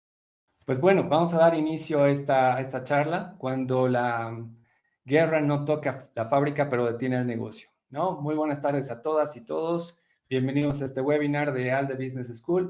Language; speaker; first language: Spanish; native; Spanish